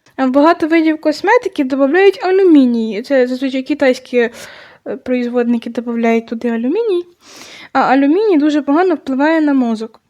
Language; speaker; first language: Ukrainian; non-native, local second language; Russian